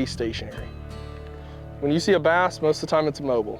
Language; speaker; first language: English; native; English